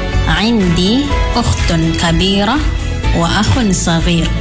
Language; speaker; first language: Arabic; non-native, fluent; Malay